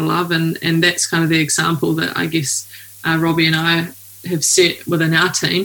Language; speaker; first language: English; native; English